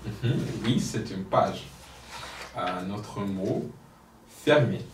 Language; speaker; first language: French; non-native, local second language; Kinyarwanda